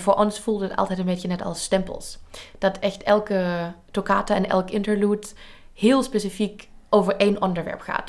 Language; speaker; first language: Dutch; native; Dutch